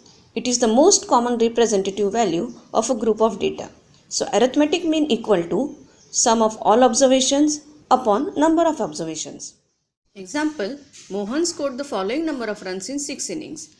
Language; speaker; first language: English; non-native, local second language; Gujarati